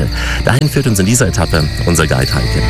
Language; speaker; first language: German; native; German